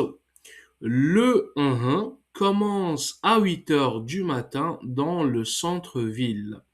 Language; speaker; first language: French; non-native, fluent; English